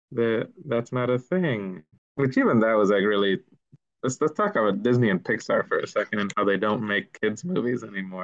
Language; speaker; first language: English; early bilingual, other home language; Spanish